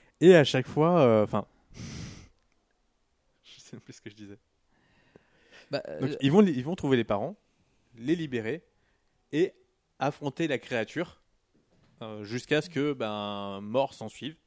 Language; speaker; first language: French; native; French